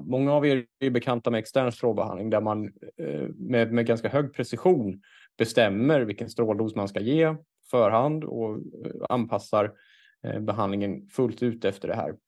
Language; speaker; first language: Swedish; native; Swedish